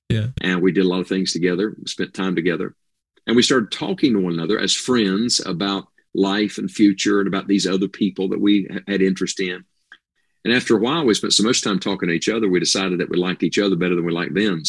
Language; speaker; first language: English; native; English